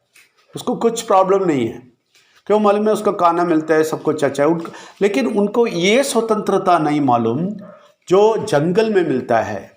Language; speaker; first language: Hindi; non-native, local second language; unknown